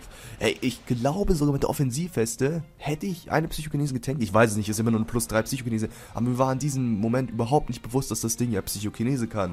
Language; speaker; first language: German; native; German